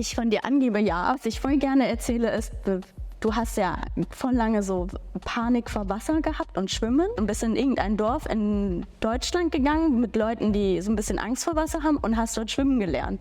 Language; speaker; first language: German; early bilingual, other home language; Bangla